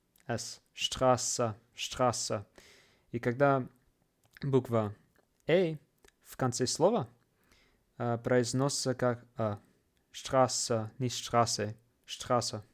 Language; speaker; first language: Russian; non-native, fluent; English